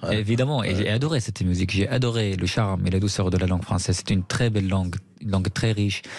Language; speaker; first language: French; non-native, fluent; Arabic